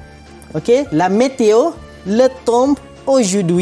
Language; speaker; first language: French; non-native, fluent; Malay